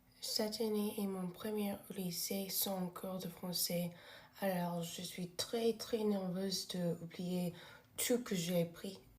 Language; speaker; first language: French; non-native, learner; English